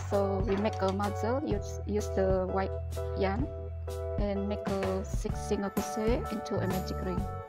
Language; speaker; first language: English; non-native, learner; Indonesian